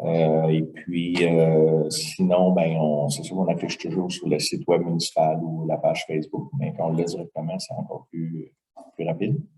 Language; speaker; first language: French; native; French